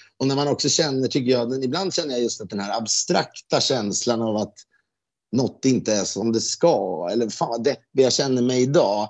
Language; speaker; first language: Swedish; native; Swedish